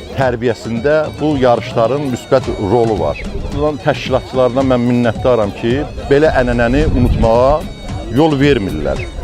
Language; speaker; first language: Azerbaijani; native; Azerbaijani